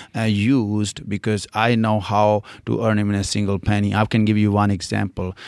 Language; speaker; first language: English; non-native, local second language; Punjabi